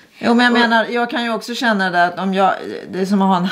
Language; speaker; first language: Swedish; native; Swedish